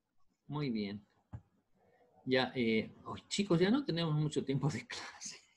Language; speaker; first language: Spanish; native; Spanish